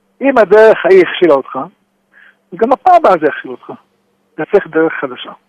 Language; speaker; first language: Hebrew; native; Hebrew